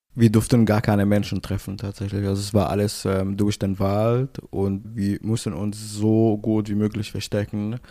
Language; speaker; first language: German; non-native, fluent; Arabic